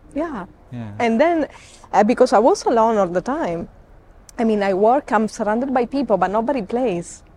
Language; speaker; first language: English; non-native, fluent; Italian